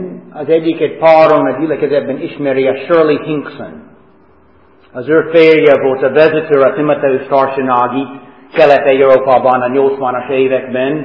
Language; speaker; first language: Hungarian; non-native, fluent; English